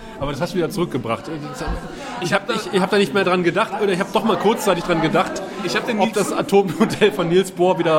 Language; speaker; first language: German; native; German